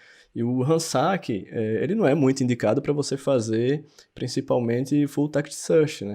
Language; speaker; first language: Portuguese; native; Portuguese